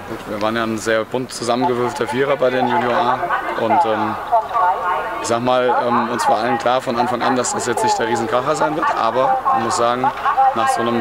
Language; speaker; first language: German; native; German